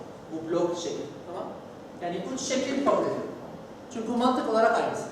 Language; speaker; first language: Turkish; non-native, learner; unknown